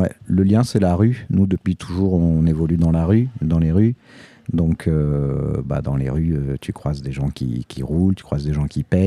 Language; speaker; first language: French; native; French